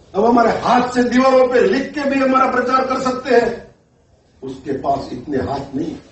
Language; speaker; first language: Hindi; non-native, local second language; Gujarati